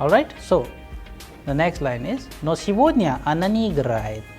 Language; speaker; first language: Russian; non-native, fluent; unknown